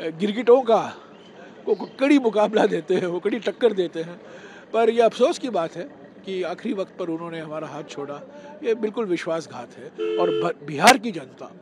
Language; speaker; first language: Hindi; non-native, local second language; Tamil